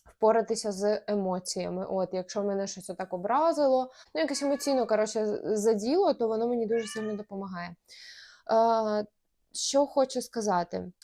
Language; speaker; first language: Ukrainian; native; Ukrainian